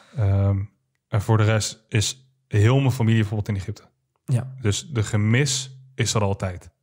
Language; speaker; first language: Dutch; early bilingual, other home language; Arabic